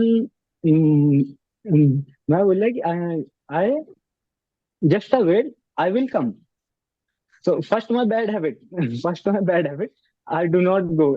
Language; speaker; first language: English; non-native, learner; Hindi